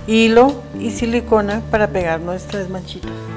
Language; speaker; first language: Spanish; native; Spanish